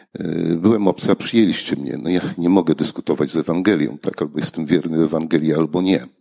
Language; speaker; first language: Polish; native; Polish